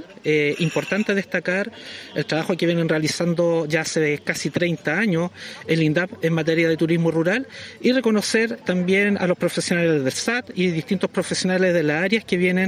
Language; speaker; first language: Spanish; native; Spanish